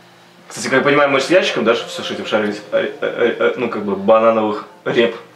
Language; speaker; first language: Russian; native; Russian